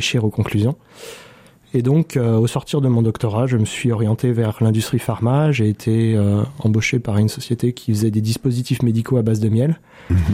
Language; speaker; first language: French; native; French